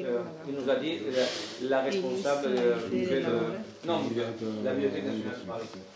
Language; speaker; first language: French; non-native, learner; Armenian